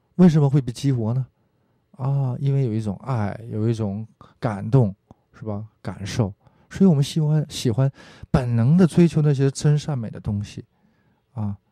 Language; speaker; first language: Chinese; non-native, fluent; Korean